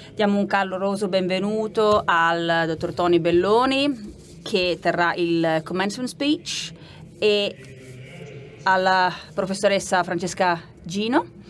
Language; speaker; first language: Italian; native; Italian